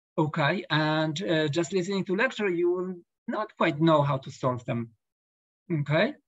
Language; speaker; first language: English; non-native, fluent; Polish